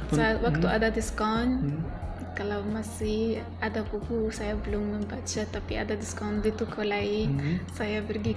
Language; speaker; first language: Indonesian; non-native, learner; Arabic